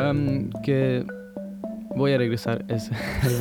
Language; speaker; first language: Spanish; non-native, fluent; German